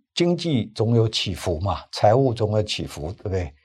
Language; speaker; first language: Chinese; native; Chinese